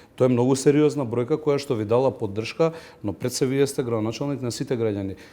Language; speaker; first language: Macedonian; native; Macedonian